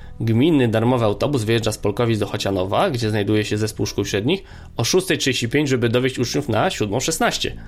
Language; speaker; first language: Polish; native; Polish